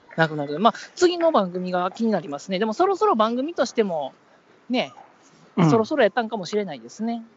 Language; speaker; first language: Japanese; native; Japanese